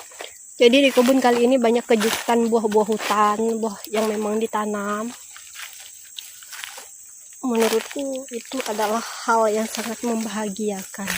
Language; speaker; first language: Indonesian; native; Indonesian